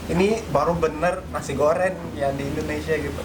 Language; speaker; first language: Indonesian; non-native, fluent; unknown